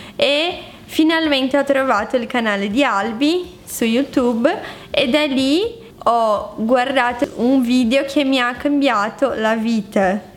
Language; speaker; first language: Italian; non-native, fluent; Portuguese